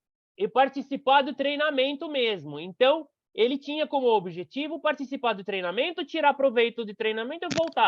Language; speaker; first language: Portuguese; non-native, fluent; Arabic